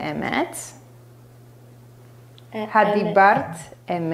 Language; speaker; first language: Hebrew; non-native, fluent; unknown